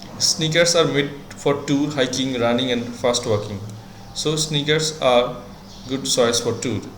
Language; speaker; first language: English; non-native, local second language; Bangla